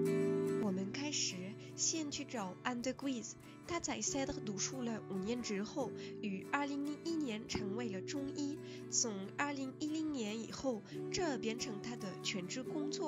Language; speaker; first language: Chinese; non-native, learner; French